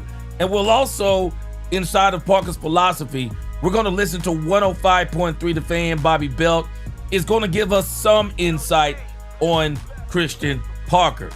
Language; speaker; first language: English; native; English